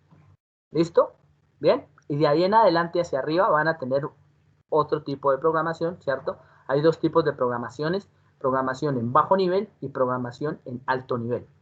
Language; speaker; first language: Spanish; native; Spanish